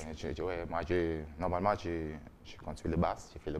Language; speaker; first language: French; non-native, learner; English